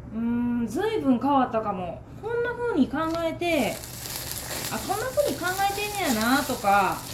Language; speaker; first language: Japanese; native; Japanese